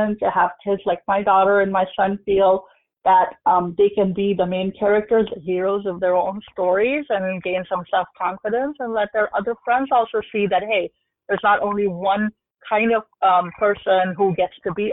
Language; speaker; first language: English; non-native, local second language; Urdu